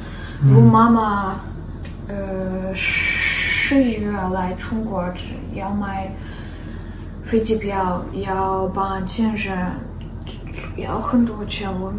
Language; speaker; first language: Chinese; non-native, learner; Ukrainian